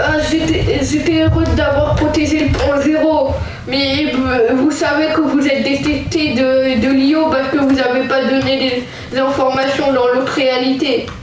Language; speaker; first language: French; native; French